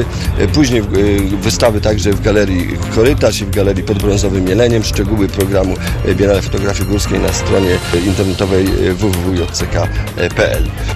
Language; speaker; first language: Polish; native; Polish